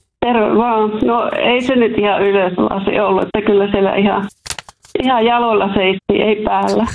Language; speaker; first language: Finnish; native; Finnish